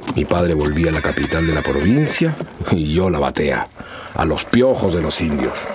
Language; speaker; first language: Spanish; non-native, local second language; Quechua